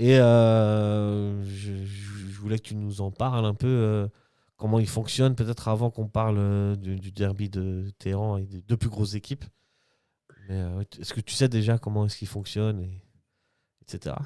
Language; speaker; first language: French; native; French